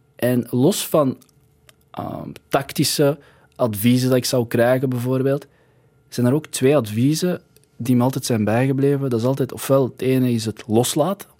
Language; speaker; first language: Dutch; early bilingual, other home language; Arabic